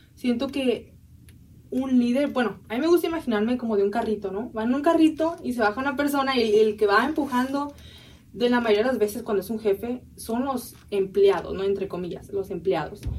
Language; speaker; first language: Spanish; early bilingual, heritage; Spanish